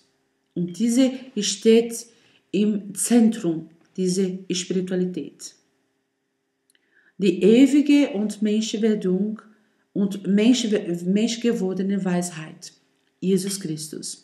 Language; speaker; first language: German; non-native, learner; Portuguese